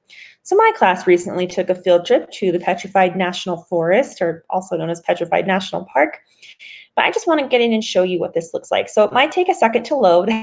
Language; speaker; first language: English; native; English